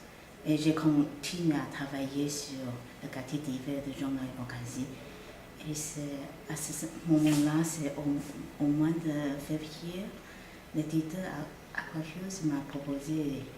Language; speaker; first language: French; non-native, fluent; Chinese